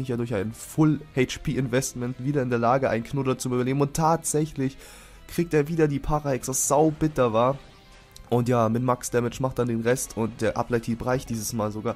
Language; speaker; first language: German; native; German